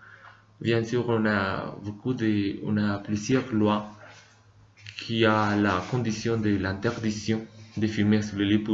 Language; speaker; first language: French; non-native, learner; Spanish